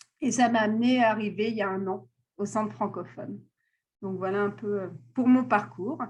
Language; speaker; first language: French; native; French